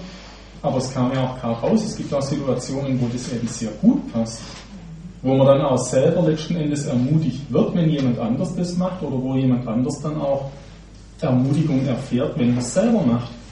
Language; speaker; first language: German; native; German